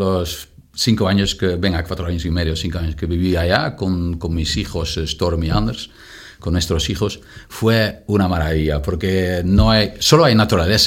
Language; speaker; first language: Spanish; non-native, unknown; Dutch